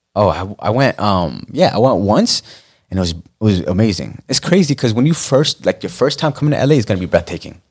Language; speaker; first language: English; native; English